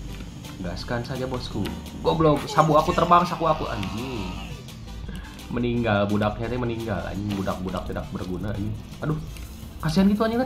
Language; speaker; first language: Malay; non-native, local second language; Sundanese